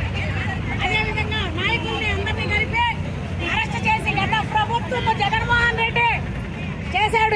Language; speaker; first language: Telugu; native; Telugu